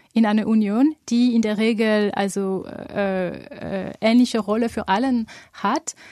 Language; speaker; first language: German; non-native, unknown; French